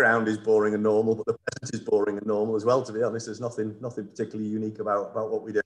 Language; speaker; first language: English; native; English